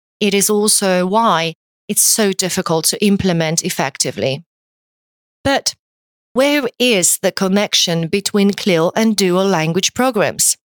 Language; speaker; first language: English; non-native, fluent; Polish